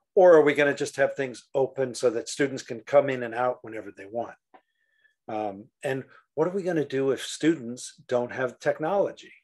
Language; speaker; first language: English; native; English